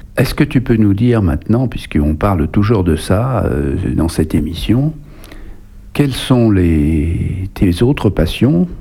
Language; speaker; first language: French; native; French